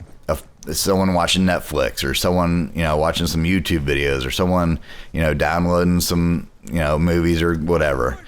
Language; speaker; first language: English; native; English